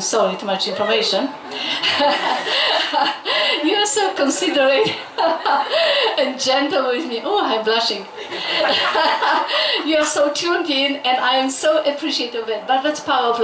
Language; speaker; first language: English; non-native, fluent; Polish